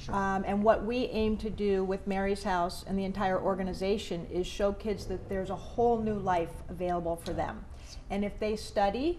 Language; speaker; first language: English; native; English